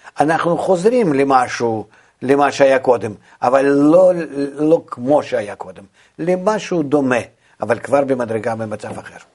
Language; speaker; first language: Hebrew; non-native, fluent; Russian